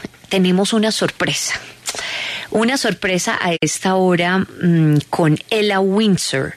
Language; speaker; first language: Spanish; native; Spanish